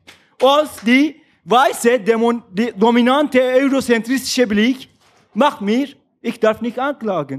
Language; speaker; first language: German; non-native, learner; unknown